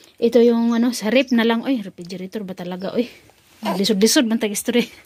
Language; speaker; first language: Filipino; non-native, local second language; Cebuano